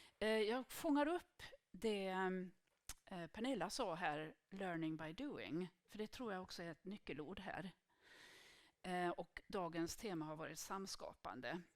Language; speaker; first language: Swedish; native; Swedish